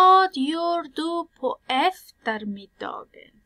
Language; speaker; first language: Swedish; non-native, fluent; Persian